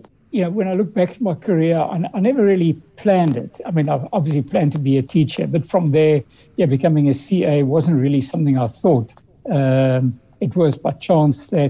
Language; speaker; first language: English; early bilingual, other home language; Dutch